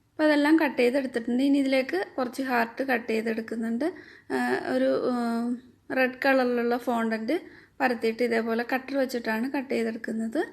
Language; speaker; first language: Malayalam; native; Malayalam